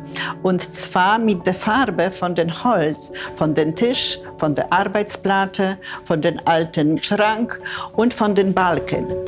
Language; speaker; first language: German; non-native, fluent; Polish